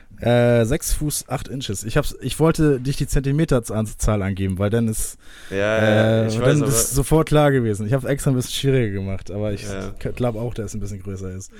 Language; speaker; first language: German; native; German